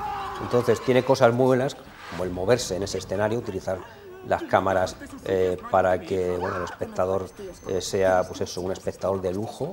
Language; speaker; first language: Spanish; native; Spanish